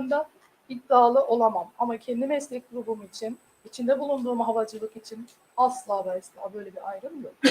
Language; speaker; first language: Turkish; native; Turkish